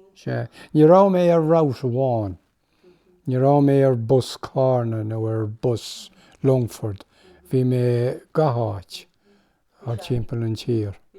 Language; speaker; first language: Irish; non-native, local second language; English